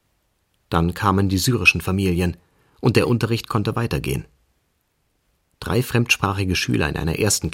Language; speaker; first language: German; native; German